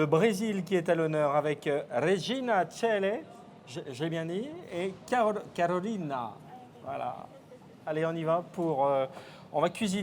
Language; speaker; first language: French; native; French